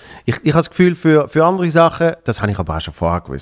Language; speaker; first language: German; native; German